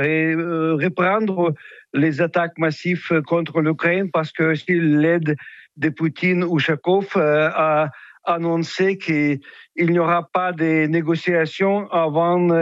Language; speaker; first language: French; non-native, fluent; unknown